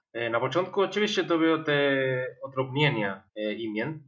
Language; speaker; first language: Polish; non-native, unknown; Spanish